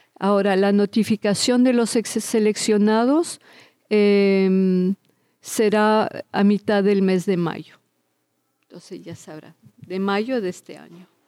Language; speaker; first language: Spanish; early bilingual, heritage; Spanish